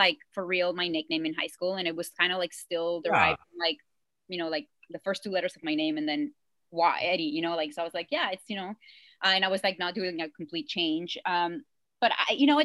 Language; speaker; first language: English; non-native, fluent; Spanish